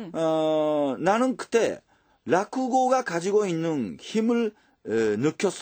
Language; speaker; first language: Korean; non-native, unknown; Japanese